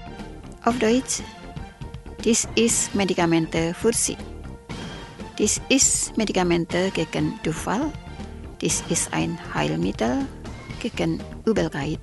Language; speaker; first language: German; non-native, fluent; Indonesian